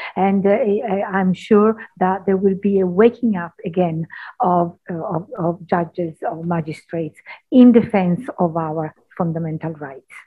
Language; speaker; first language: English; non-native, fluent; Italian